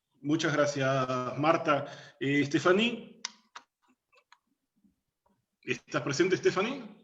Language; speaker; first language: Spanish; native; Spanish